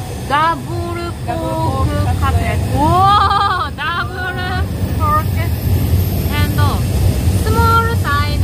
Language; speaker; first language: English; non-native, learner; Japanese